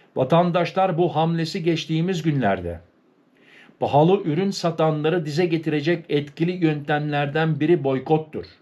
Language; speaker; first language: Turkish; early bilingual, heritage; Turkish